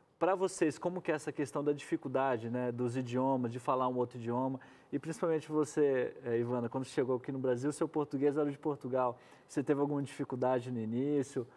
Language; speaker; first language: Portuguese; native; Portuguese